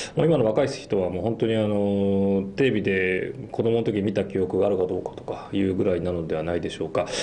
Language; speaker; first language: Japanese; native; Japanese